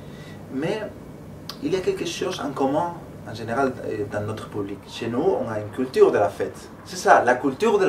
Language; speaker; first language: French; non-native, fluent; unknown